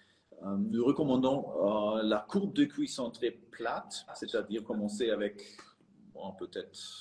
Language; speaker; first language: French; non-native, fluent; German